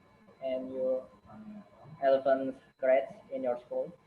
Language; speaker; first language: English; non-native, learner; Indonesian